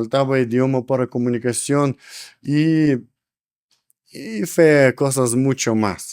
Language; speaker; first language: Spanish; non-native, learner; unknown